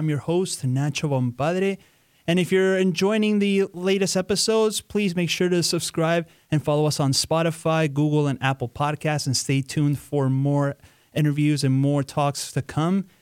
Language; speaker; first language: English; non-native, fluent; Spanish